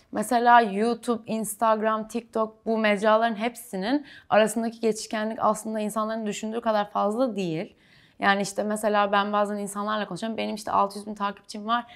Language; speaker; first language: Turkish; native; Turkish